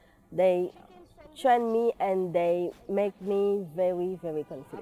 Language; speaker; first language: English; non-native, learner; Haitian Creole